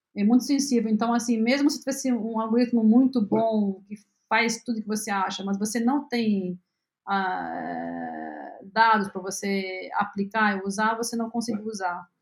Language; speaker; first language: Portuguese; non-native, fluent; Arabic